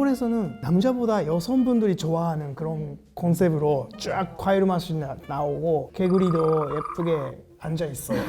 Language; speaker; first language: Korean; non-native, fluent; Japanese